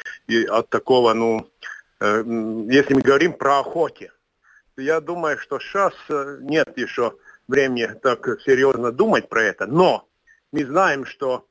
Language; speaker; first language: Russian; non-native, local second language; Latvian